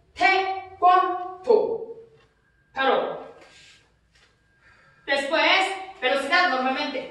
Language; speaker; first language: Spanish; non-native, learner; Korean